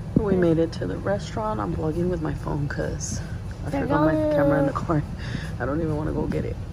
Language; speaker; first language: English; early bilingual, other home language; Spanish